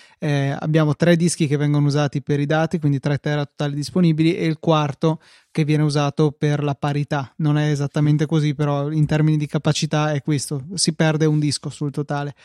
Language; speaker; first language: Italian; native; Italian